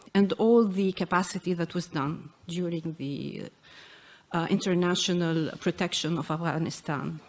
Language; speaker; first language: English; non-native, fluent; Arabic